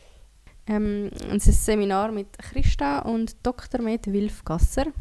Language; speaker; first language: German; native; German